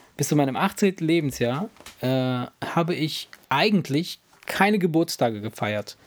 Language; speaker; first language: German; early bilingual, other home language; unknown